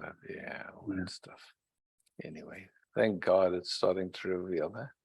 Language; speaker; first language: English; native; English